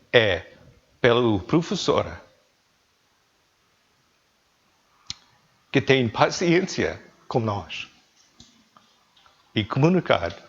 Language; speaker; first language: Portuguese; non-native, learner; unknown